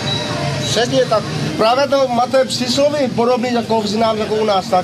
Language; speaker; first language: Czech; non-native, learner; Vietnamese